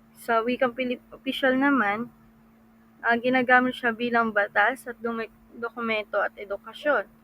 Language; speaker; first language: Filipino; non-native, local second language; Cebuano